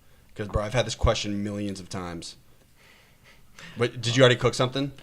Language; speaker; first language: English; native; English